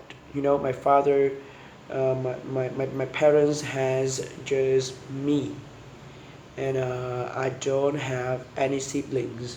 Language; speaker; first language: English; non-native, learner; Vietnamese